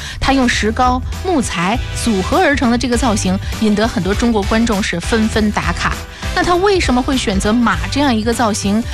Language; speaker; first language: Chinese; native; Chinese